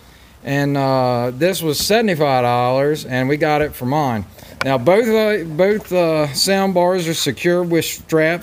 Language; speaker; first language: English; native; English